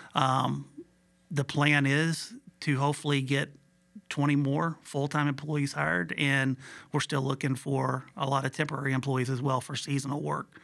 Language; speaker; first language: English; native; English